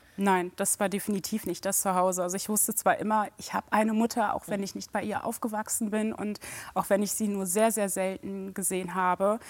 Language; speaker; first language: German; early bilingual, other home language; Dyula